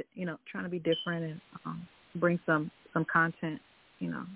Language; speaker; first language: English; native; English